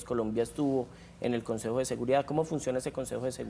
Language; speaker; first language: Spanish; native; Spanish